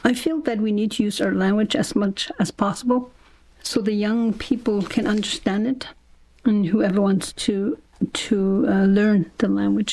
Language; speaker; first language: English; non-native, fluent; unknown